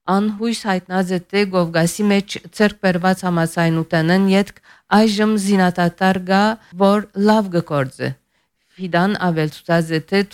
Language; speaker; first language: Armenian; early bilingual, heritage; Armenian